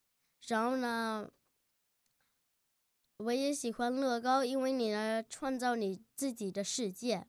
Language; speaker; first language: Chinese; early bilingual, heritage; Chinese